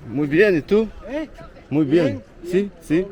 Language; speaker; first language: Spanish; non-native, learner; German